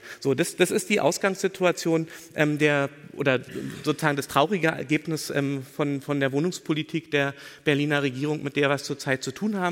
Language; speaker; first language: German; native; German